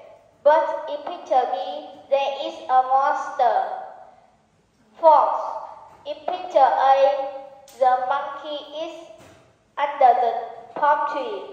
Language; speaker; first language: English; non-native, learner; Vietnamese